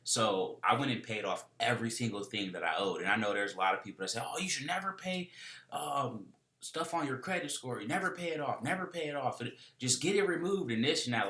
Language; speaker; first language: English; native; English